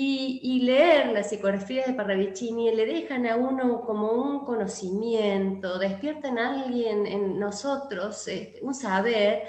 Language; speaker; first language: Spanish; native; Spanish